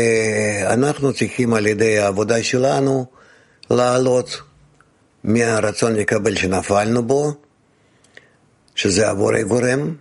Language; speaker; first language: Hebrew; non-native, fluent; Russian